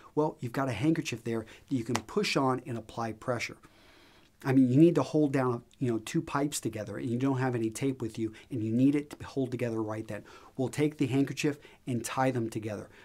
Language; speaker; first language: English; native; English